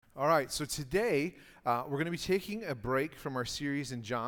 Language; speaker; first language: English; native; English